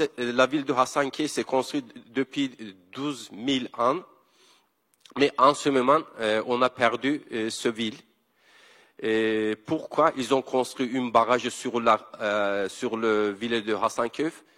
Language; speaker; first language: French; non-native, learner; Kurdish